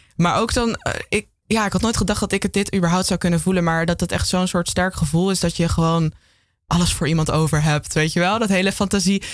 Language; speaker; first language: Dutch; native; Dutch